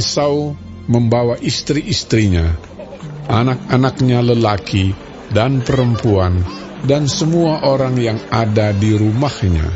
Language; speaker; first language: Indonesian; native; Indonesian